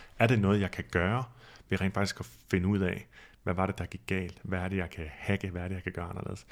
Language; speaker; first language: Danish; native; Danish